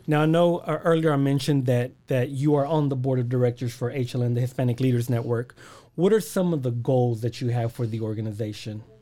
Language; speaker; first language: English; early bilingual, other home language; Spanish